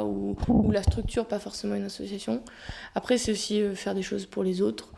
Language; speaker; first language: French; native; French